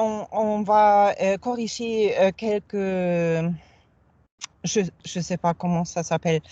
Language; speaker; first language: French; non-native, fluent; German